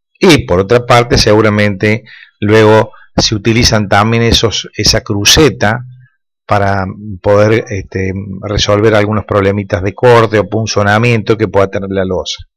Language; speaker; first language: Spanish; native; Spanish